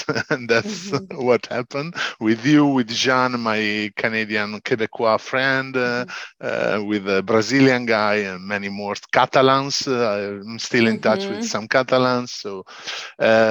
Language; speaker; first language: English; non-native, fluent; Italian